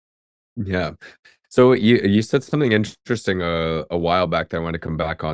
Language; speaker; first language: English; native; English